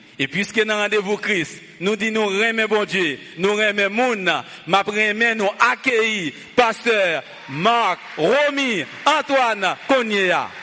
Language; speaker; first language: French; non-native, local second language; Haitian Creole